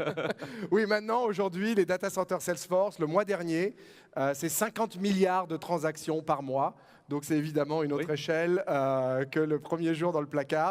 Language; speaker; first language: French; native; French